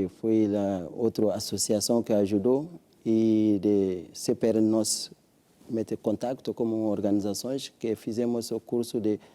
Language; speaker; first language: Portuguese; non-native, learner; French